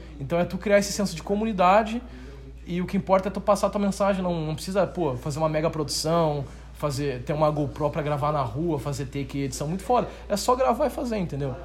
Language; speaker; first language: Portuguese; native; Portuguese